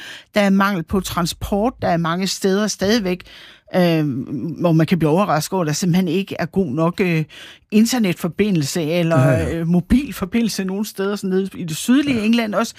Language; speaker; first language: Danish; native; Danish